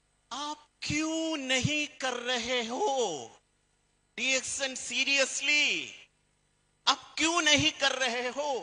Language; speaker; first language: Hindi; non-native, fluent; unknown